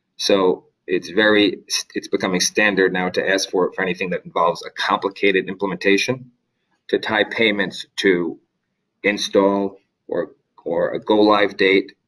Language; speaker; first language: English; native; English